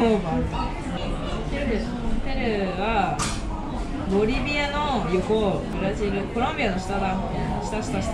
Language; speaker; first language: Japanese; early bilingual, other home language; Russian